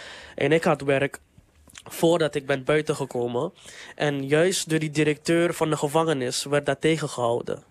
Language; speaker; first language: Dutch; non-native, local second language; English